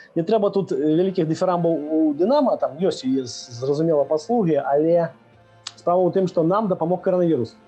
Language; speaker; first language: Belarusian; non-native, local second language; Russian